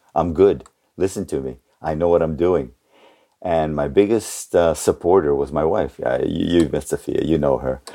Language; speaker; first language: English; early bilingual, other home language; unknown